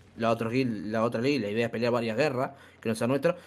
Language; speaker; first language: Spanish; native; Spanish